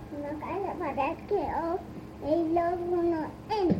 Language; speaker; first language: Spanish; early bilingual, heritage; Spanish